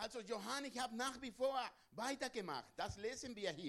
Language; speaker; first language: German; non-native, learner; Spanish